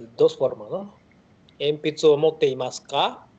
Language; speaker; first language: Spanish; non-native, learner; Japanese